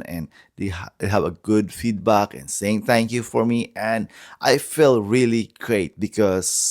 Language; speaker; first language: English; non-native, fluent; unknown